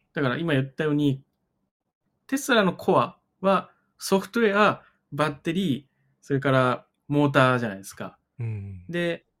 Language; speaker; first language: Japanese; native; Japanese